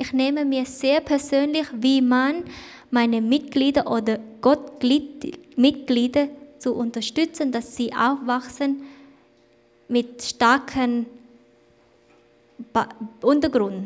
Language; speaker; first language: German; non-native, fluent; Thai